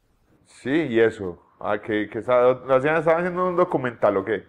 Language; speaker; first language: Spanish; native; Spanish